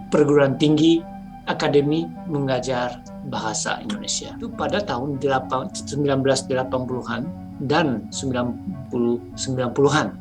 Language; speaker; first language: Indonesian; non-native, fluent; Japanese